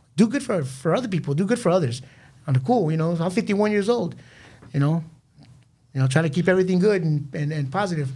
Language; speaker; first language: English; early bilingual, other home language; Spanish